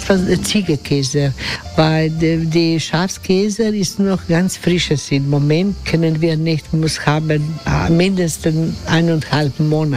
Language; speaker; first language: German; non-native, learner; Croatian